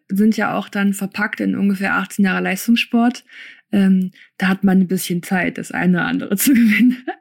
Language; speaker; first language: German; early bilingual, other home language; Russian